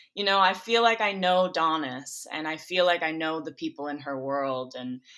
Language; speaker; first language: English; native; English